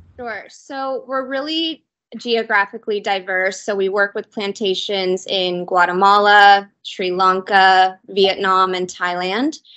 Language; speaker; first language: English; native; English